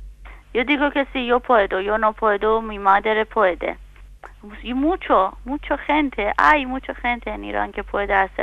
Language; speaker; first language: Spanish; non-native, learner; Persian